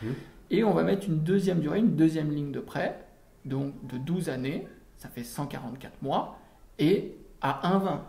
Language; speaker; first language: French; native; French